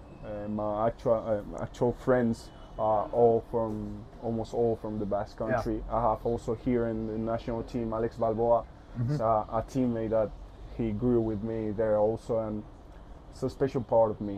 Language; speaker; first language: English; early bilingual, other home language; Spanish